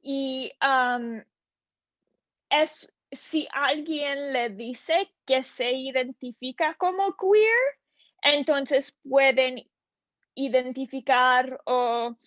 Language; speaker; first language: Spanish; non-native, learner; English